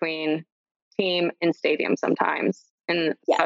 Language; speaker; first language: English; native; English